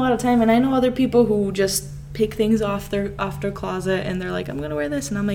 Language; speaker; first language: English; early bilingual, other home language; Serbian